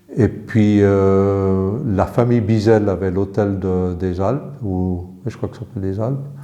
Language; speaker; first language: French; early bilingual, other home language; English